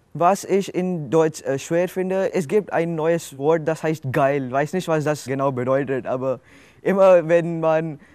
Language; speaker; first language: German; non-native, learner; Hindi